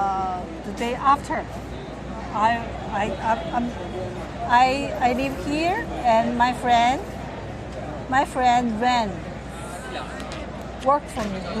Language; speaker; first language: English; non-native, learner; Chinese